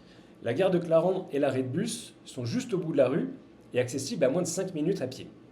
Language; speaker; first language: French; native; French